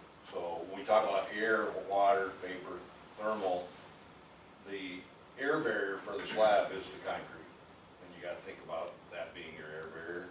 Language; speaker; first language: English; native; English